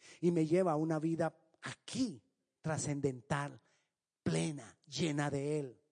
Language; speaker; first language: Spanish; native; Spanish